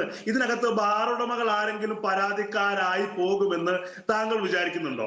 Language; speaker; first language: Malayalam; native; Malayalam